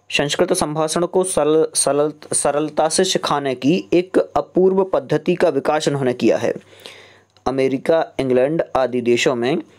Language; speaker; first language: Hindi; native; Hindi